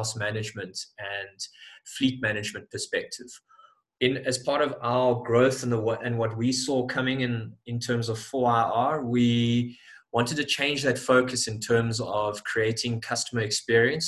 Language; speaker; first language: English; native; English